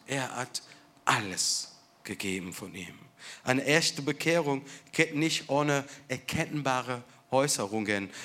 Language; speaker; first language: German; non-native, fluent; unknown